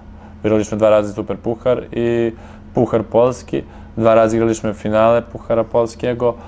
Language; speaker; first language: Polish; non-native, fluent; Serbian